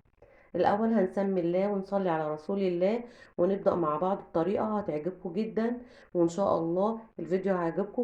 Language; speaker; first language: Arabic; native; Arabic